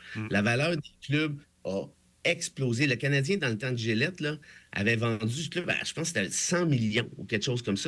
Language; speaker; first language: French; native; French